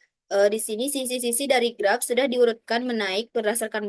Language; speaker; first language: Indonesian; native; Indonesian